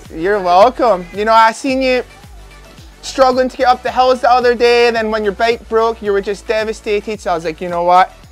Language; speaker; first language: English; native; English